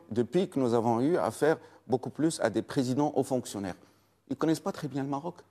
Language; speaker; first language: French; non-native, local second language; Arabic